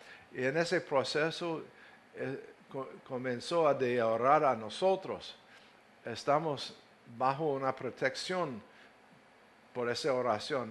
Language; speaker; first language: Spanish; non-native, fluent; English